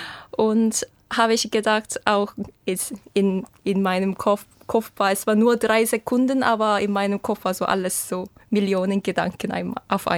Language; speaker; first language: German; non-native, fluent; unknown